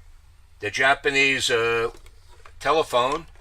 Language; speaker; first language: English; native; English